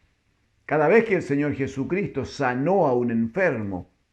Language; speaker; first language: Spanish; native; Spanish